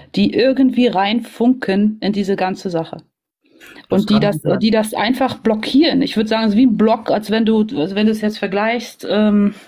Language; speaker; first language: German; native; German